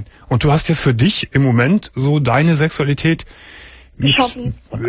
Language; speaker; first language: German; native; German